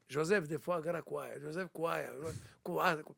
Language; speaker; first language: Romanian; non-native, learner; Hebrew